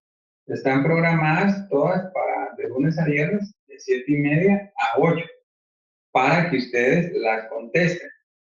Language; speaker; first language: Spanish; native; Spanish